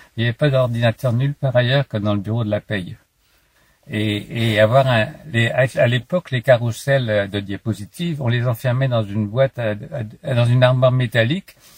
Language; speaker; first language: French; native; French